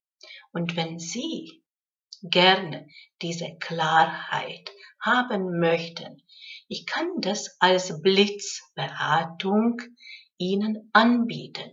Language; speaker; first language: German; non-native, fluent; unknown